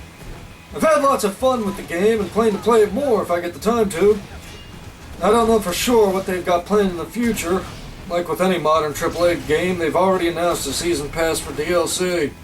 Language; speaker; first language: English; native; English